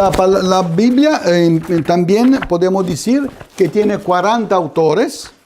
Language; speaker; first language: Spanish; non-native, fluent; Italian